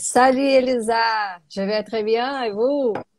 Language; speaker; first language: French; non-native, learner; Portuguese